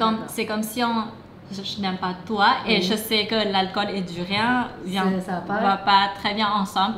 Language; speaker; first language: French; non-native, fluent; Thai